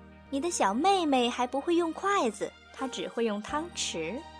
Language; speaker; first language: Chinese; native; Chinese